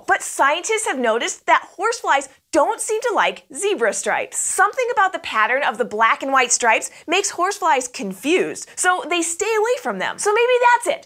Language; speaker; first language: English; native; English